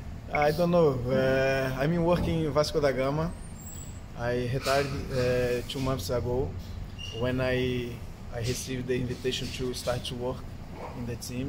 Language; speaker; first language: English; non-native, fluent; Portuguese